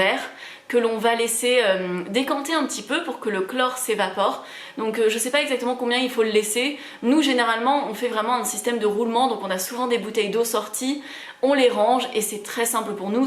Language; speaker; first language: French; native; French